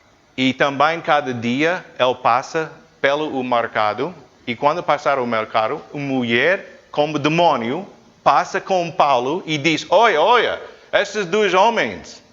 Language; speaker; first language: Portuguese; non-native, fluent; English